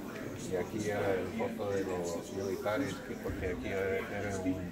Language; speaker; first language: Spanish; non-native, learner; English